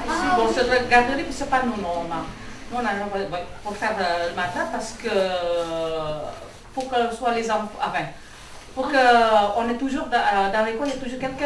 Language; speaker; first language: French; non-native, fluent; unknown